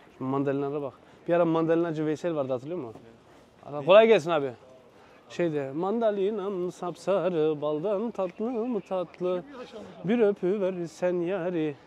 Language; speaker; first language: Turkish; early bilingual, heritage; Turkish